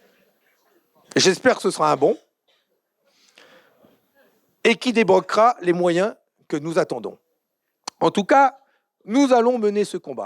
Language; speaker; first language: French; native; French